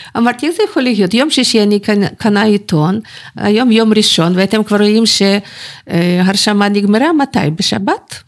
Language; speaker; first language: Hebrew; non-native, fluent; Russian